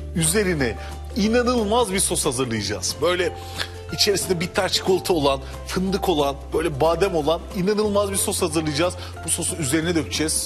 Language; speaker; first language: Turkish; native; Turkish